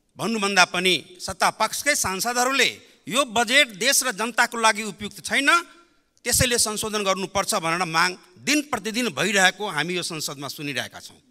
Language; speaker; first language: Nepali; non-native, local second language; Maithili